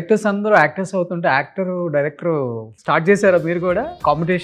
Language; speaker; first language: Telugu; native; Telugu